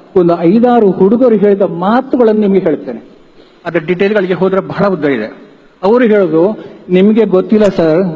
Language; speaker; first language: Kannada; non-native, local second language; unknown